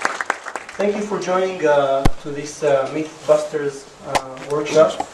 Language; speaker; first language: English; non-native, fluent; Hebrew